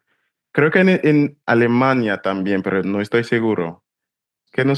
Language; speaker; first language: Spanish; non-native, fluent; English